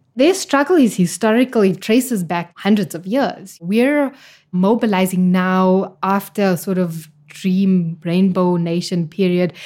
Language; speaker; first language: English; native; English